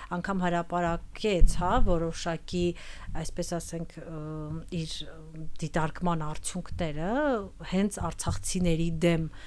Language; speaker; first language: Armenian; native; Armenian